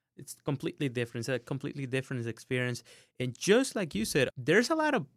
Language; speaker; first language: English; non-native, fluent; Spanish